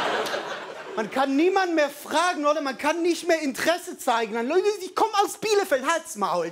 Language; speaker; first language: German; non-native, fluent; Hebrew